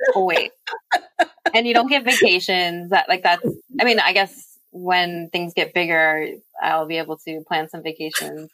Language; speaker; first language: English; native; English